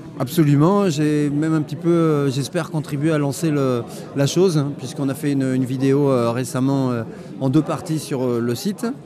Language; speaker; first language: French; native; French